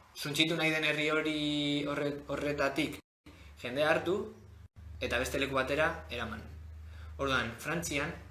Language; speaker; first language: Basque; non-native, local second language; Spanish